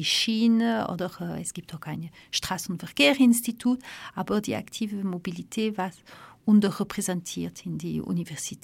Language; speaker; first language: German; non-native, fluent; French